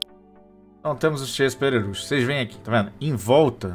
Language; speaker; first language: Portuguese; native; Portuguese